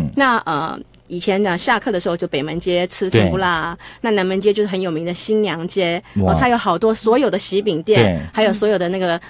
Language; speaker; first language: Chinese; native; Chinese